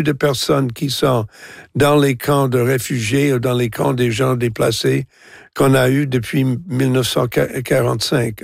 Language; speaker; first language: French; non-native, local second language; English